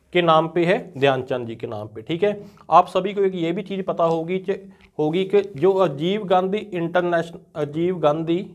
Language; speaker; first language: Hindi; non-native, local second language; Punjabi